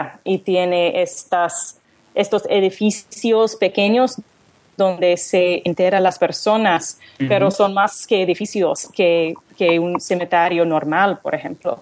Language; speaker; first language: Spanish; non-native, learner; English